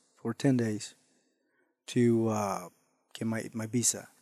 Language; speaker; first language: English; non-native, fluent; Spanish